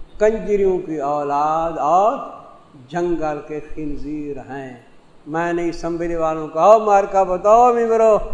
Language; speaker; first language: Urdu; non-native, local second language; Punjabi